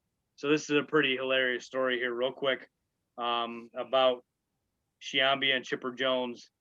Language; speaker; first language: English; native; English